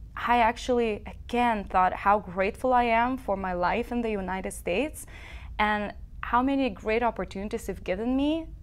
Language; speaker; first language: English; non-native, fluent; Lithuanian